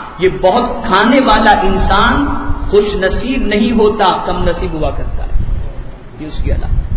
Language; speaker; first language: Urdu; native; Urdu